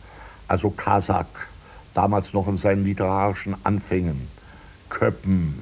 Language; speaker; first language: German; native; German